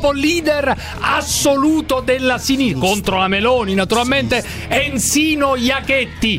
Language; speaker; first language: Italian; native; Italian